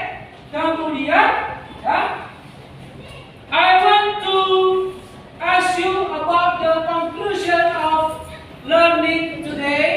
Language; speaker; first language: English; non-native, learner; Indonesian